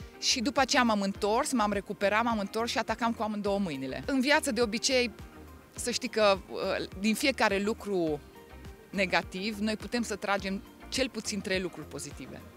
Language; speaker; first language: Romanian; native; Romanian